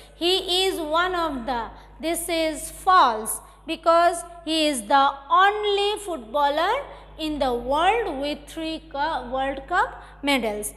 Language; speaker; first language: English; non-native, local second language; Bangla